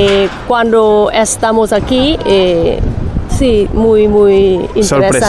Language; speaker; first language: Spanish; non-native, learner; Vietnamese